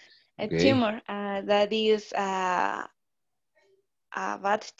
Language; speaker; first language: English; non-native, learner; Spanish